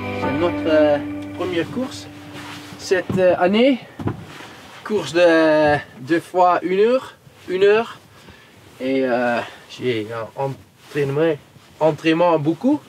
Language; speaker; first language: French; non-native, learner; Dutch